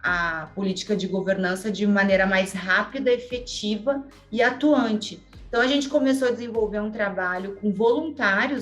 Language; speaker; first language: Portuguese; native; Portuguese